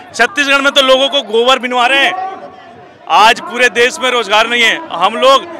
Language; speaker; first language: Hindi; native; Hindi